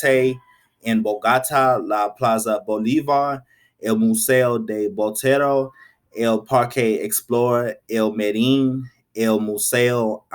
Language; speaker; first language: Spanish; non-native, learner; English